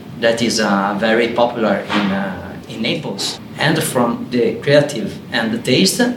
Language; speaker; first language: English; non-native, learner; Italian